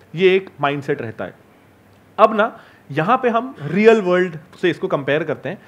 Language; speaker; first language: Hindi; native; Hindi